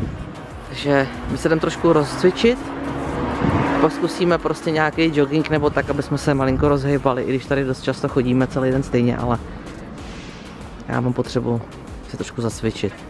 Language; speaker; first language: Czech; native; Czech